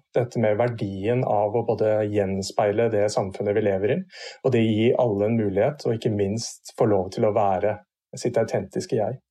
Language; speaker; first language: Norwegian; native; Norwegian